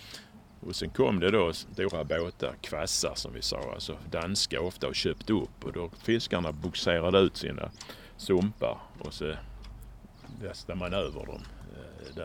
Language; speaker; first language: Swedish; native; Swedish